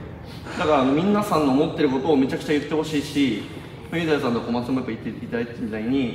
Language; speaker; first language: Japanese; native; Japanese